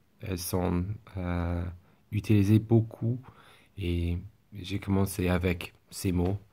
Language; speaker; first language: French; non-native, learner; English